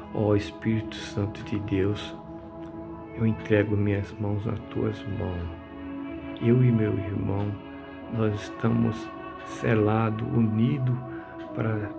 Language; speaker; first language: Portuguese; native; Portuguese